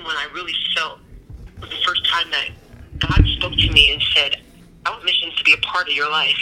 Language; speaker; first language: English; native; English